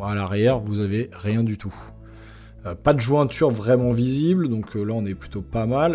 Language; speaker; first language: French; native; French